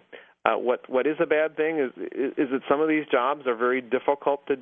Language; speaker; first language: English; native; English